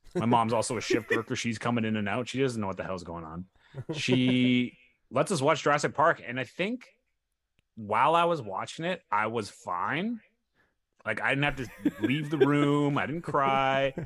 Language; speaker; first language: English; native; English